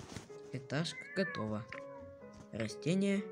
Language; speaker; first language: Russian; native; Russian